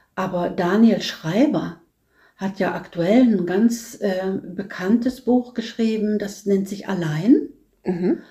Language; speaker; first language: German; non-native, fluent; Norwegian